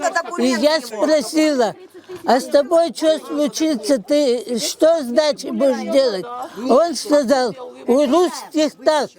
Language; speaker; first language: Russian; native; Russian